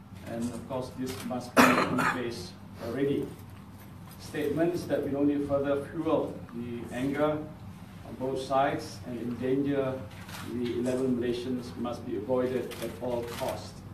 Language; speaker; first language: English; non-native, local second language; Malay